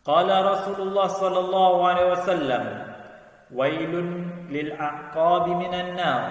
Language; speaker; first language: Arabic; non-native, fluent; Indonesian